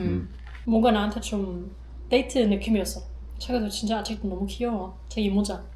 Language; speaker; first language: Korean; non-native, learner; German